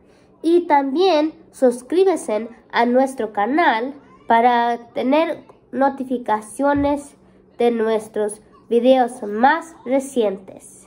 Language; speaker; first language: Spanish; early bilingual, heritage; Spanish